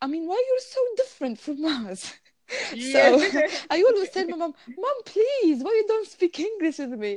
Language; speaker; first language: English; non-native, fluent; Arabic